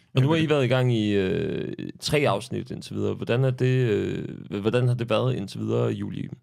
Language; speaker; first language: Danish; native; Danish